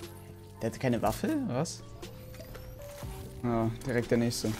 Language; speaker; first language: German; native; German